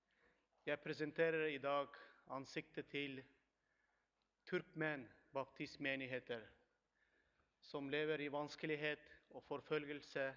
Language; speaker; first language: Swedish; non-native, learner; Turkmen